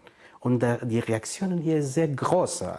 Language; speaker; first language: German; non-native, fluent; Kurdish